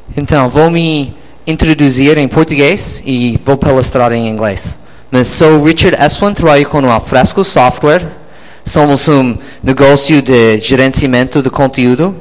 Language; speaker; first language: Portuguese; non-native, fluent; English